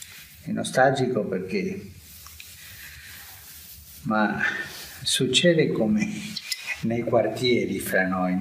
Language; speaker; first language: Italian; non-native, fluent; Spanish